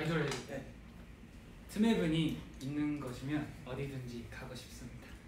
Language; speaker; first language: Korean; non-native, fluent; Japanese